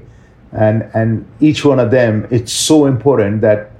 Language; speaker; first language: English; non-native, local second language; Tamil